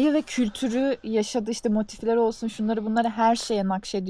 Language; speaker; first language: Turkish; native; Turkish